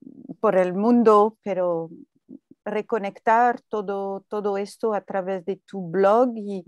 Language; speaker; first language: Spanish; non-native, fluent; French